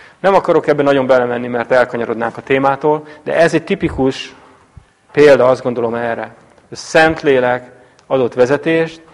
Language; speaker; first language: Hungarian; native; Hungarian